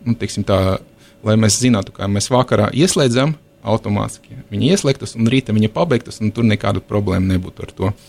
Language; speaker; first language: Latvian; non-native, local second language; Russian